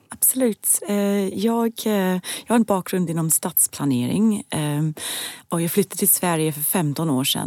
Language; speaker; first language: Swedish; non-native, fluent; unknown